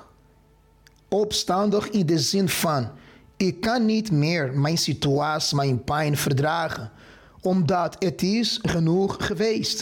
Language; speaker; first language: Dutch; non-native, fluent; Portuguese